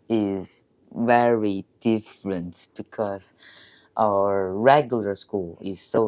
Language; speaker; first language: English; non-native, learner; Chinese